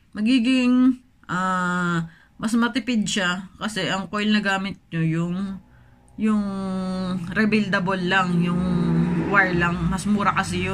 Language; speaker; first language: Filipino; native; Filipino